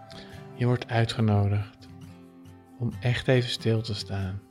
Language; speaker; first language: Dutch; native; Dutch